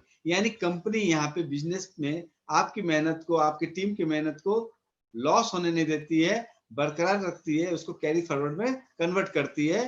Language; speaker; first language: Hindi; native; Hindi